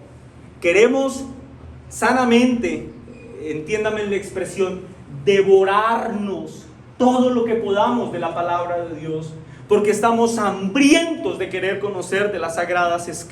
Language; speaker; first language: Spanish; native; Spanish